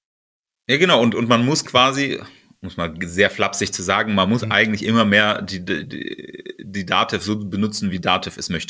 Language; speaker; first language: German; native; German